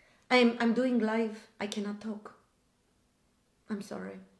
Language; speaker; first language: English; non-native, fluent; Armenian